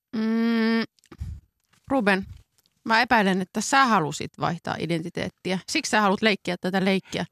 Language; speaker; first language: Finnish; native; Finnish